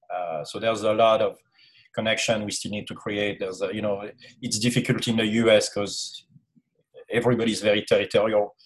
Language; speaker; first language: English; non-native, fluent; French